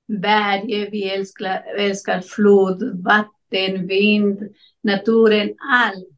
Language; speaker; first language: Swedish; non-native, learner; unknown